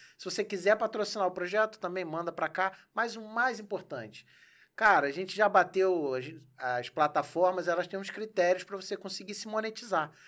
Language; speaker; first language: Portuguese; native; Portuguese